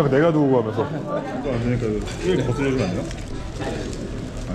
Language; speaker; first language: Korean; native; Korean